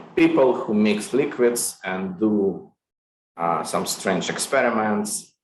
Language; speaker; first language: English; non-native, fluent; Ukrainian